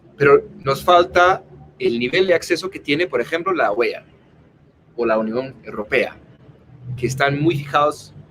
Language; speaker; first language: Spanish; non-native, fluent; English